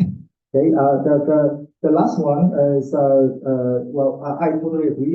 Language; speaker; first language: English; non-native, fluent; Chinese